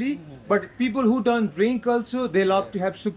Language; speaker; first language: English; non-native, fluent; Nepali